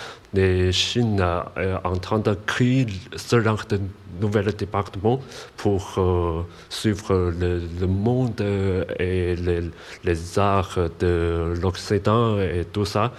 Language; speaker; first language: French; non-native, learner; Chinese